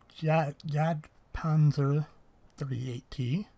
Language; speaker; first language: English; native; English